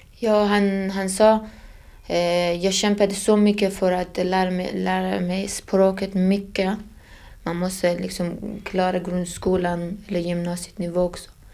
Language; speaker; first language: Swedish; non-native, fluent; Persian